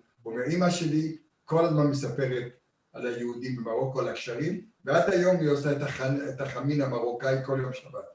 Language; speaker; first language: Hebrew; early bilingual, other home language; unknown